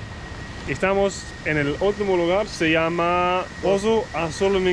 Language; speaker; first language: Spanish; non-native, learner; English